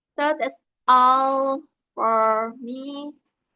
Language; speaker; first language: English; non-native, learner; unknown